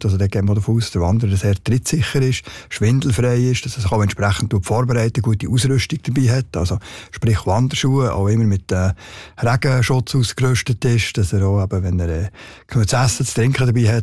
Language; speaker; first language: German; native; German